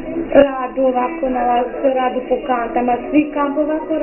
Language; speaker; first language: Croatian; non-native, local second language; Romany